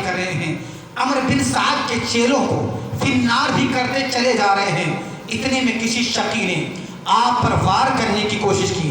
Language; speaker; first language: Urdu; native; Urdu